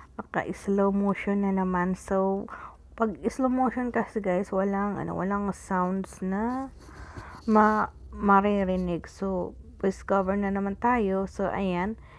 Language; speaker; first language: Filipino; non-native, local second language; Cebuano